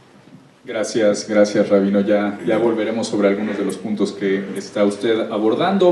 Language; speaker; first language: Spanish; native; Spanish